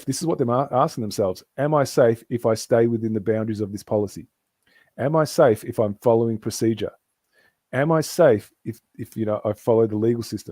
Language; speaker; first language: English; native; English